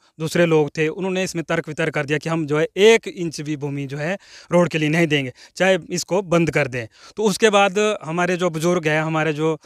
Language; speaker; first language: Hindi; non-native, local second language; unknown